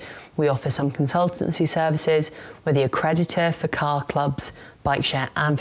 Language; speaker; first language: English; native; English